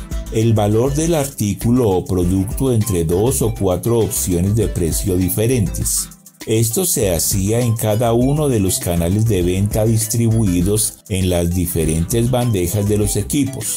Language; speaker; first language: Spanish; native; Spanish